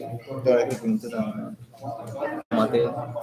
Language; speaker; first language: Spanish; native; Spanish